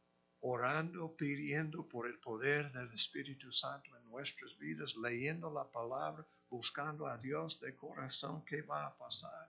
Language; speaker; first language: Spanish; non-native, fluent; English